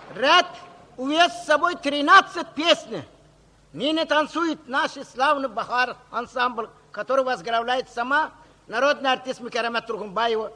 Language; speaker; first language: Russian; non-native, local second language; Uzbek